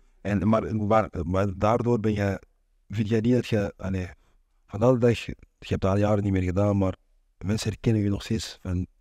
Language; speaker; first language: Dutch; non-native, local second language; French